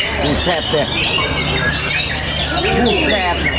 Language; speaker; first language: Indonesian; native; Indonesian